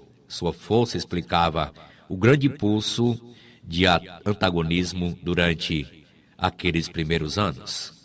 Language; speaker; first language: Portuguese; native; Portuguese